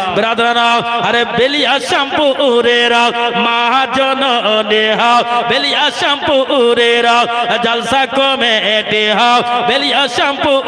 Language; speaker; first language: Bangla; non-native, fluent; Urdu